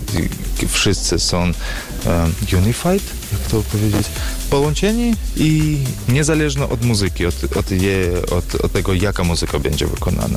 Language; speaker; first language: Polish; non-native, learner; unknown